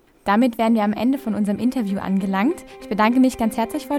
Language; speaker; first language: German; native; German